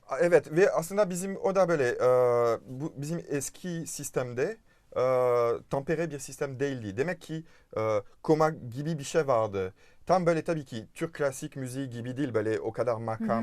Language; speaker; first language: Turkish; non-native, fluent; French